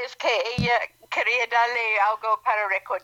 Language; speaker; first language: Spanish; non-native, fluent; English